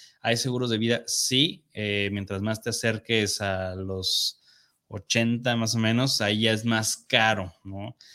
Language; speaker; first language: Spanish; native; Spanish